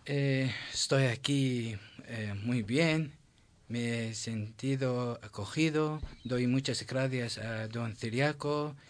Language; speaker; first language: Spanish; non-native, learner; Assyrian Neo-Aramaic